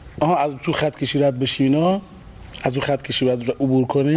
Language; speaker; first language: Persian; native; Persian